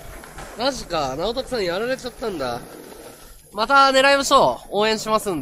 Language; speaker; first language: Japanese; native; Japanese